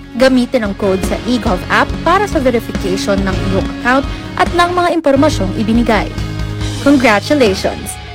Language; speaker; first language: Filipino; native; Filipino